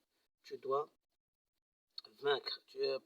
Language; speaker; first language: French; non-native, local second language; Arabic